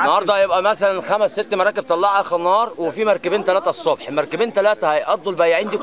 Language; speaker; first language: Arabic; native; Arabic